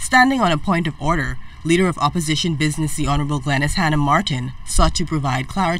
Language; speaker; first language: English; native; English